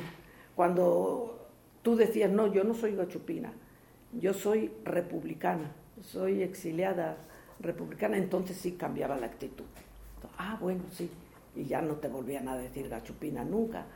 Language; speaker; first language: Spanish; early bilingual, heritage; Spanish